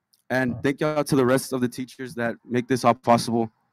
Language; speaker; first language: English; early bilingual, other home language; Spanish